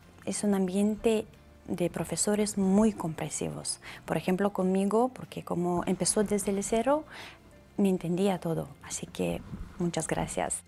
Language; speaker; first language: Spanish; non-native, learner; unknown